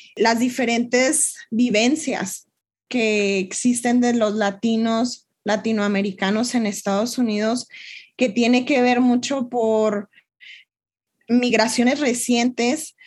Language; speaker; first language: Spanish; native; Spanish